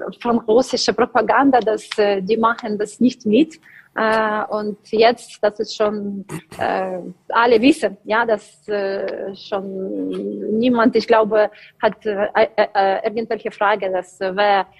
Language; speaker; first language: German; non-native, learner; Ukrainian